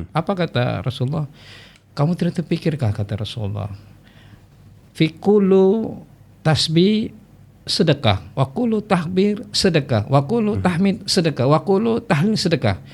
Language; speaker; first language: Malay; native; Malay